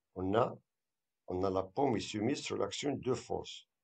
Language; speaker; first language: French; non-native, local second language; Arabic